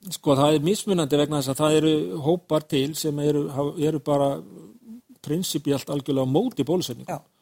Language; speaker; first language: Icelandic; native; Icelandic